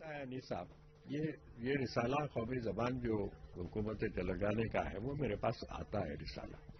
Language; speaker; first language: Urdu; native; Urdu